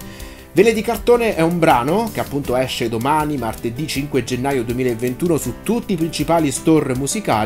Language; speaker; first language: Italian; native; Italian